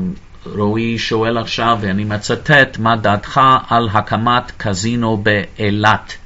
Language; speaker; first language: Hebrew; non-native, fluent; English